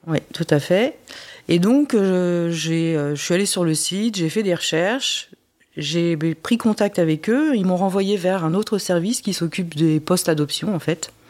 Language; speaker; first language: French; early bilingual, other home language; Korean